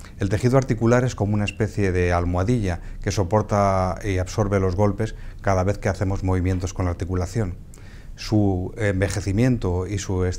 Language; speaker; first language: Spanish; native; Spanish